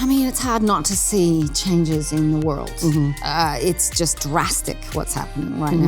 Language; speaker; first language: English; native; English